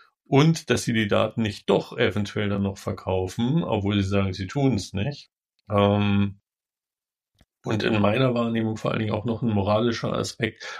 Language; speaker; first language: German; native; German